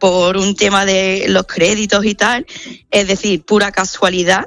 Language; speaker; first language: Spanish; non-native, fluent; English